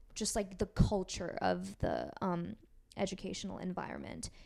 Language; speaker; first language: English; non-native, fluent; Korean